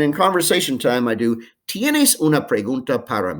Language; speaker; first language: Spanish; non-native, fluent; English